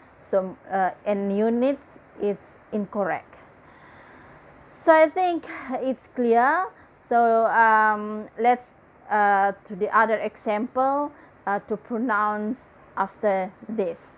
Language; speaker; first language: English; non-native, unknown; Indonesian